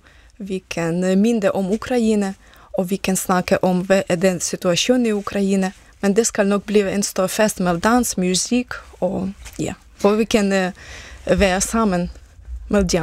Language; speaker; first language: Danish; early bilingual, other home language; Ukrainian